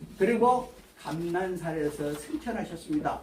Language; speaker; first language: Korean; native; Korean